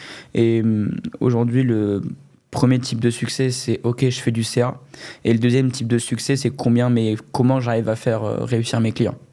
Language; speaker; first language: French; native; French